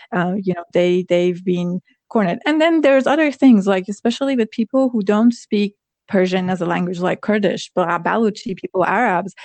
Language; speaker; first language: English; non-native, fluent; Persian